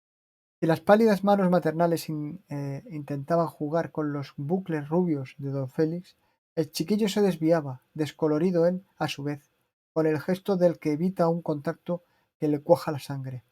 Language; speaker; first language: Spanish; native; Spanish